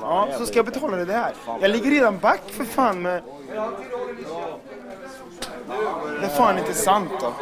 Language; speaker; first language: Swedish; native; Swedish